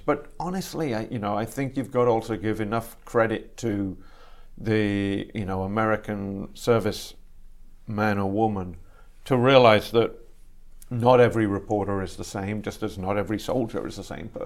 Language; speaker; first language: English; native; English